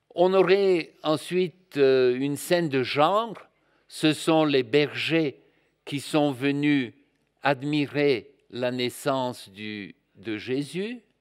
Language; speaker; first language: French; non-native, fluent; Bulgarian